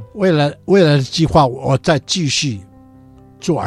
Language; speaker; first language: Chinese; non-native, local second language; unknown